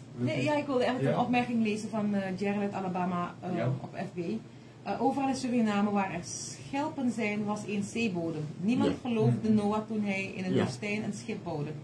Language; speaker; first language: Dutch; native; Dutch